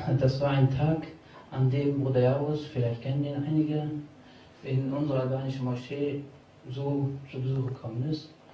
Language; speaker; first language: German; early bilingual, other home language; Albanian